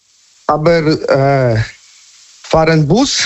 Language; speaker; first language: German; non-native, learner; Polish